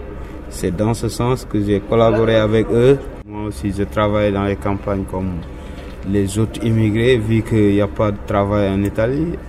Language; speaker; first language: French; non-native, local second language; Wolof